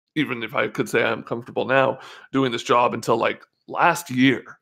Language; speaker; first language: English; native; English